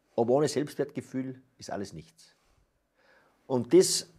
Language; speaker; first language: German; native; German